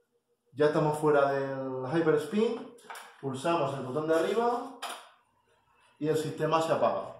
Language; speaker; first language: Spanish; native; Spanish